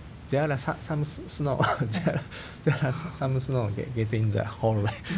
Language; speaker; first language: English; non-native, fluent; Japanese